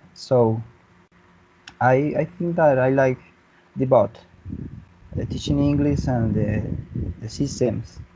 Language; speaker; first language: English; non-native, learner; Spanish